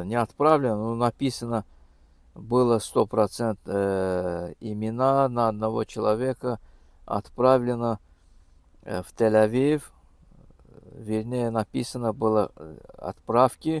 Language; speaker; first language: Russian; non-native, fluent; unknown